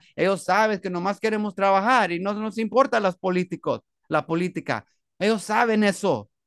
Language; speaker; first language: Spanish; early bilingual, heritage; Spanish